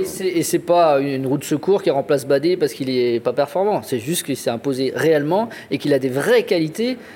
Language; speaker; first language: French; native; French